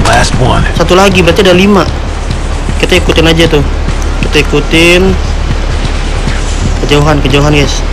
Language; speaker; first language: Indonesian; native; Indonesian